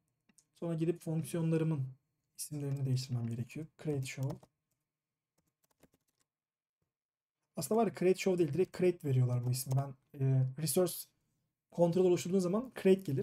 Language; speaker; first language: Turkish; native; Turkish